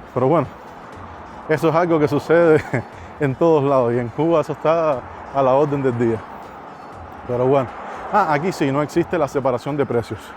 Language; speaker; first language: Spanish; native; Spanish